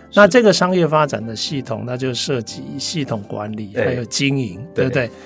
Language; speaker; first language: Chinese; non-native, local second language; Min Nan Chinese